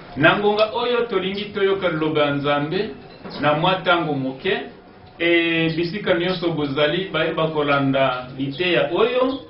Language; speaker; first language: Lingala; non-native, local second language; Swahili